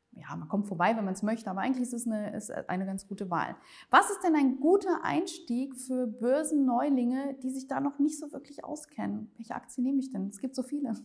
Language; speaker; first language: German; native; German